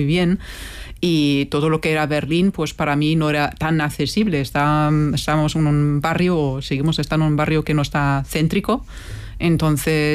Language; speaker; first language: Spanish; non-native, fluent; German